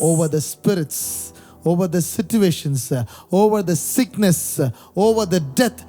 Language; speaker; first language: English; non-native, local second language; Tamil